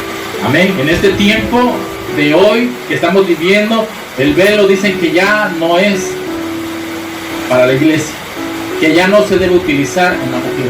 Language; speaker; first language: Spanish; native; Spanish